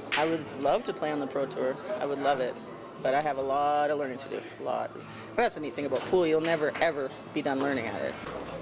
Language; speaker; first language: English; native; English